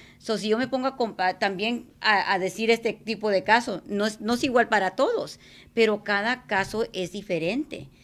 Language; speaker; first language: Spanish; native; Spanish